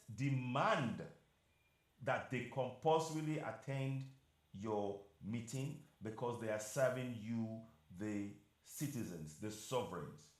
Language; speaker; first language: English; non-native, local second language; Yoruba